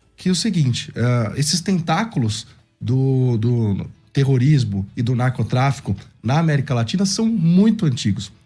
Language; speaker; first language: Portuguese; native; Portuguese